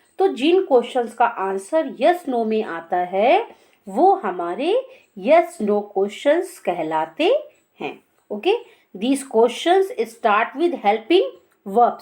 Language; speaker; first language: Hindi; native; Hindi